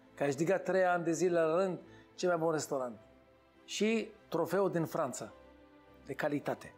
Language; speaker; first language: Romanian; non-native, learner; Hebrew